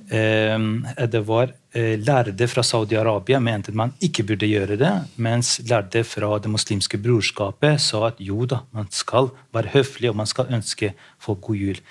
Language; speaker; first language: Norwegian; non-native, fluent; Albanian